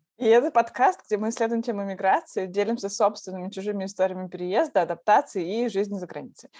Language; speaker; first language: Russian; non-native, fluent; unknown